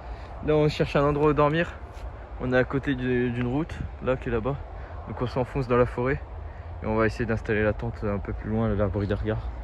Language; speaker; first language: French; native; French